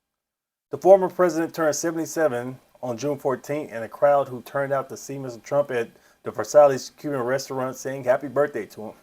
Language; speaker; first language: English; native; English